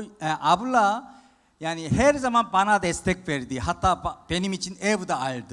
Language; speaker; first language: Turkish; non-native, fluent; Korean